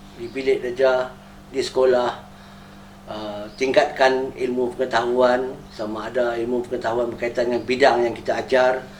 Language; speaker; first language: Malay; native; Malay